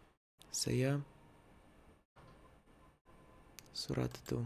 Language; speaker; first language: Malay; non-native, learner; Russian